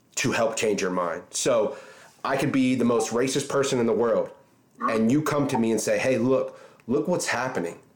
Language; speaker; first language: English; native; English